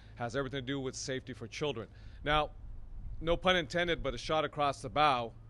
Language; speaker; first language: English; early bilingual, other home language; Spanish